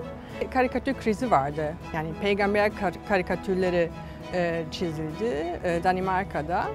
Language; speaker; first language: Turkish; non-native, fluent; German